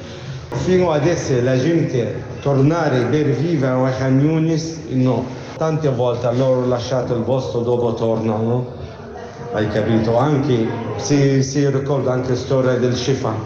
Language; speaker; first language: Italian; non-native, learner; Arabic